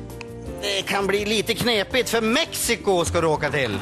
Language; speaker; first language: Swedish; native; Swedish